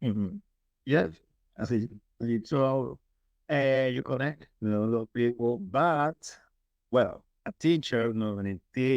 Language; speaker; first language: English; non-native, learner; Spanish